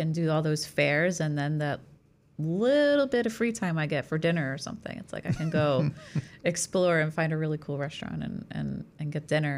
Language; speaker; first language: English; native; English